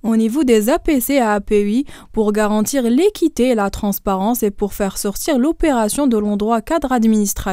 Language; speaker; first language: French; non-native, local second language; Arabic